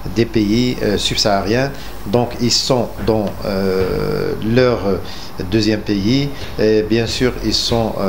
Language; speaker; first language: French; non-native, local second language; Arabic